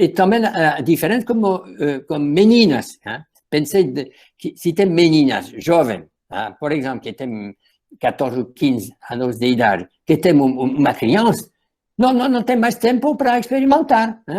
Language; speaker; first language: Portuguese; non-native, fluent; French